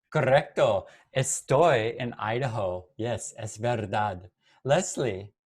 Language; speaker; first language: Spanish; non-native, fluent; English